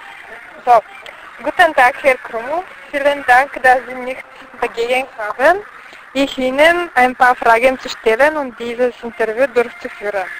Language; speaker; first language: German; non-native, learner; Bulgarian